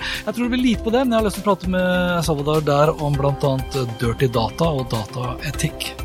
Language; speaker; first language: Norwegian; native; Norwegian